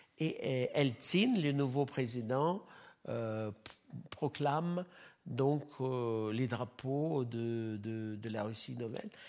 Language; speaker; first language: French; non-native, fluent; Russian